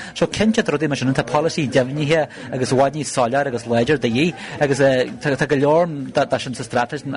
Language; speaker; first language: Irish; native; Irish